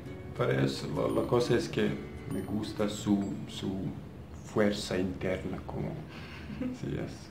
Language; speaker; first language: Spanish; non-native, fluent; Bosnian